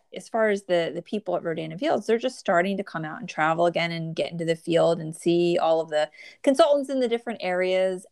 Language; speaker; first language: English; native; English